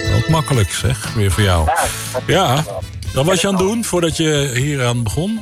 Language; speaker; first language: Dutch; native; Dutch